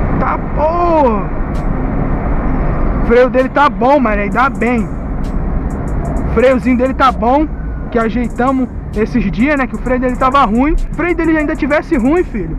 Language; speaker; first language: Portuguese; native; Portuguese